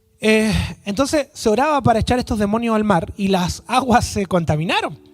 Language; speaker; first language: Spanish; native; Spanish